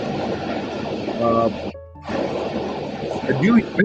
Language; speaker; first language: English; non-native, local second language; Hindi